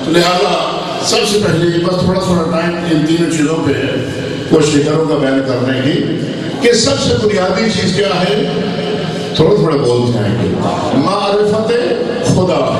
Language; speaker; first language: Urdu; non-native, local second language; Punjabi